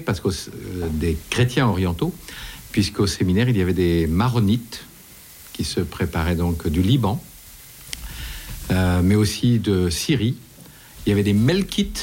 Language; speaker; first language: French; native; French